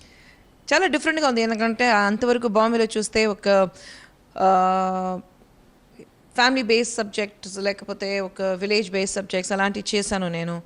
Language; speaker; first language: Telugu; non-native, local second language; Hindi